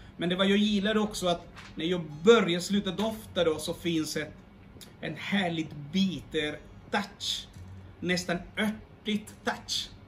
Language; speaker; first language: Swedish; non-native, fluent; Spanish